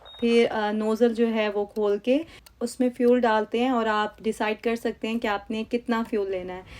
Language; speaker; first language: Urdu; native; Urdu